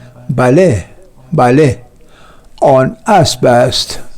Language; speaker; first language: Persian; non-native, fluent; Urdu